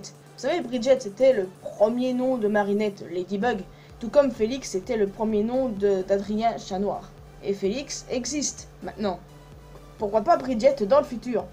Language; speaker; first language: French; native; French